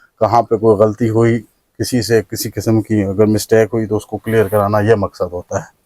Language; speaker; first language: Urdu; native; Urdu